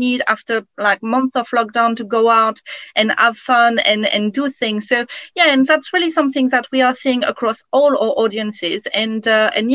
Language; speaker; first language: English; non-native, fluent; French